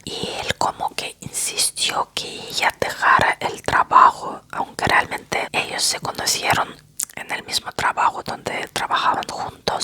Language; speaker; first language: Spanish; non-native, fluent; Russian